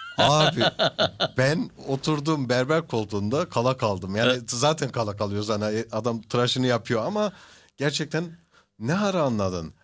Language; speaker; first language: Turkish; early bilingual, heritage; Turkish